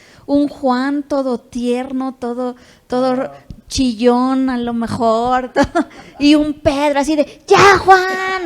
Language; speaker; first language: Spanish; native; Spanish